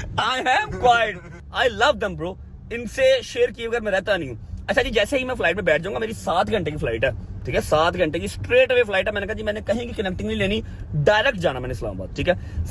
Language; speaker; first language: Urdu; non-native, local second language; Punjabi